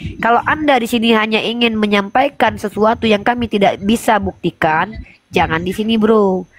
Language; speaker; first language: Indonesian; native; Indonesian